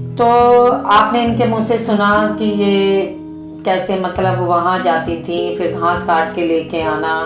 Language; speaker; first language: Hindi; native; Hindi